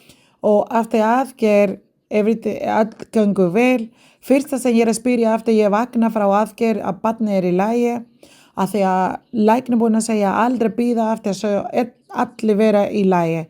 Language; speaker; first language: Icelandic; non-native, learner; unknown